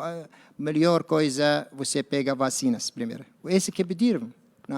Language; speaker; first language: Portuguese; non-native, learner; Arabic